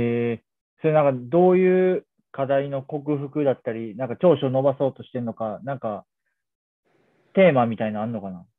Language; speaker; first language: Japanese; native; Japanese